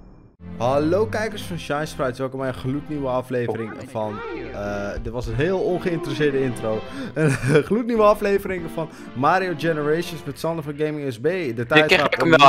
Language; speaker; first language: Dutch; native; Dutch